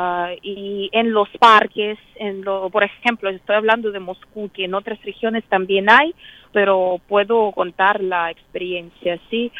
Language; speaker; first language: Spanish; non-native, fluent; Russian